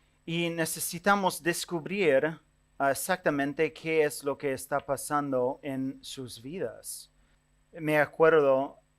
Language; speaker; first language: Spanish; non-native, fluent; English